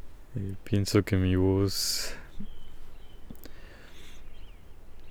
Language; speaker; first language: Spanish; native; Spanish